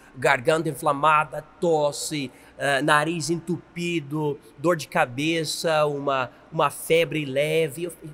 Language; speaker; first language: Portuguese; non-native, fluent; English